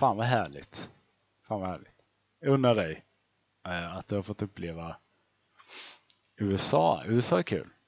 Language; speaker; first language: Swedish; native; Swedish